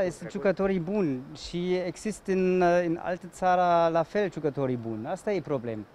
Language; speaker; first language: Romanian; non-native, learner; German